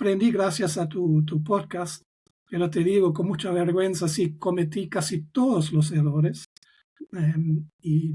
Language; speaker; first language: Spanish; non-native, fluent; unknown